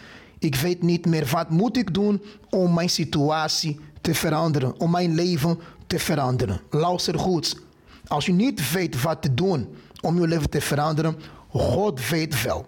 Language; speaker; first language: Dutch; non-native, fluent; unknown